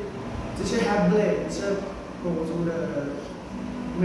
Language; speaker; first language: English; non-native, learner; Thai